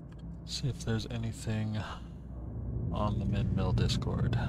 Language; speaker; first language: English; native; English